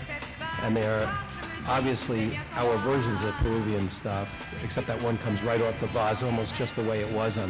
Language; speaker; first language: English; native; English